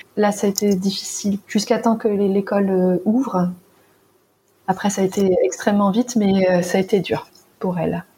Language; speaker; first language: French; native; French